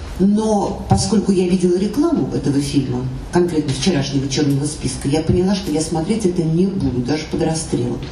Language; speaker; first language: Russian; native; Russian